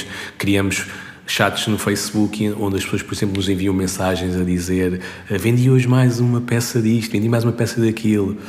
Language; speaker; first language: Portuguese; early bilingual, other home language; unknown